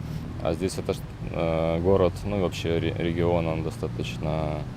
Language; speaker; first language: Russian; native; Russian